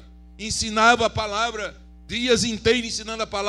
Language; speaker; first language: Portuguese; native; Portuguese